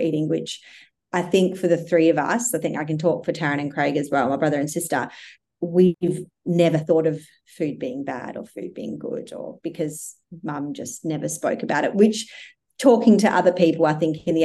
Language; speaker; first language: English; native; English